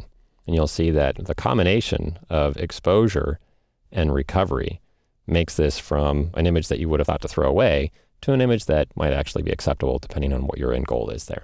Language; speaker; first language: English; native; English